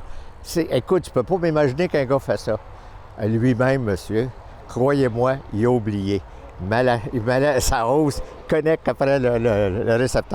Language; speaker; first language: French; native; French